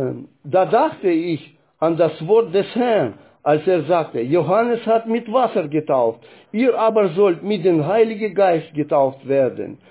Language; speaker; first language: German; non-native, fluent; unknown